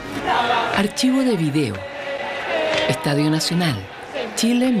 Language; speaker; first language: Spanish; native; Spanish